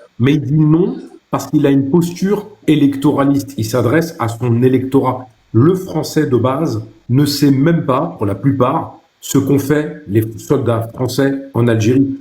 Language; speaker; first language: French; early bilingual, other home language; Arabic